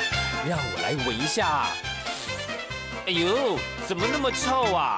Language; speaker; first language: Chinese; native; Chinese